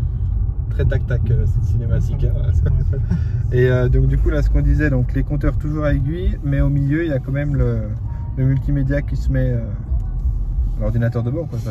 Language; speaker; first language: French; native; French